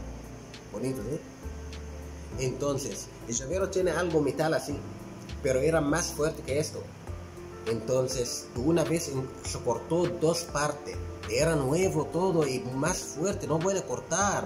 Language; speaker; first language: Spanish; non-native, fluent; Arabic